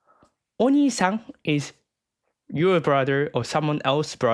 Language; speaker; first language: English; non-native, fluent; Japanese